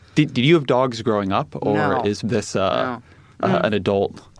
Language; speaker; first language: English; native; English